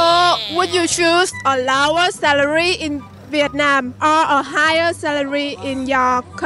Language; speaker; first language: English; non-native, learner; Vietnamese